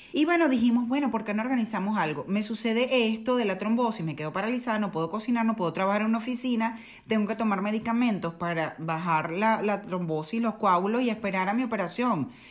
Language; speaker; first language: Spanish; native; Spanish